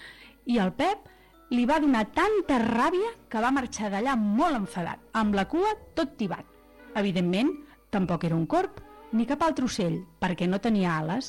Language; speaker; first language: Catalan; native; Catalan